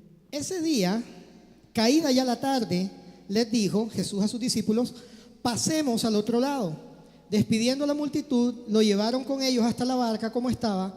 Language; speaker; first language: Spanish; native; Spanish